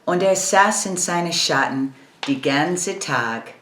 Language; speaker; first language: German; non-native, learner; English